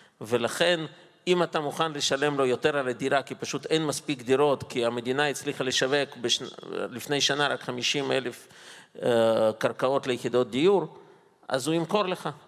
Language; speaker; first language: Hebrew; non-native, fluent; Russian